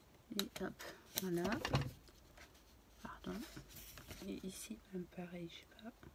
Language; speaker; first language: French; native; French